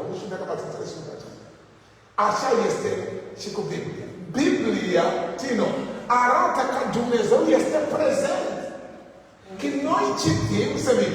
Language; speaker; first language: Romanian; non-native, learner; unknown